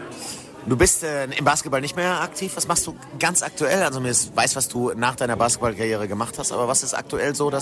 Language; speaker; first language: German; native; German